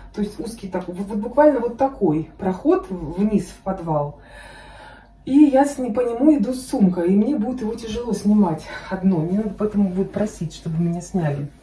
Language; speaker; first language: Russian; native; Russian